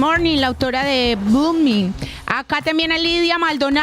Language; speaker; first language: Spanish; native; Spanish